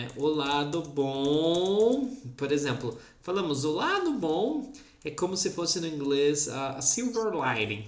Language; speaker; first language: Portuguese; native; Portuguese